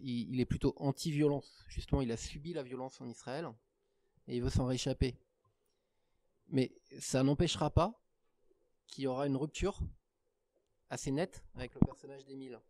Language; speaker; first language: French; native; French